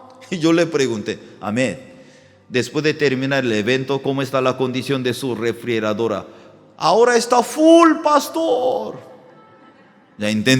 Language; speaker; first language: Spanish; non-native, learner; Korean